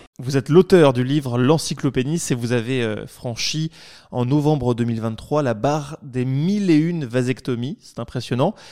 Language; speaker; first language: French; native; French